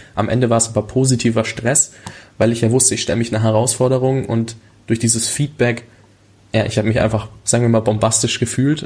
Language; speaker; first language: German; native; German